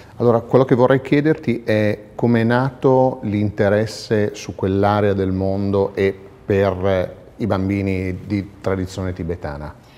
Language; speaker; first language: Italian; native; Italian